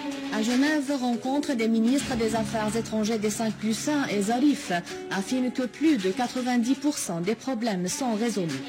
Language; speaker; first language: French; non-native, fluent; Arabic